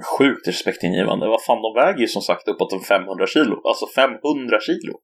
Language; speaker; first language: Swedish; native; Swedish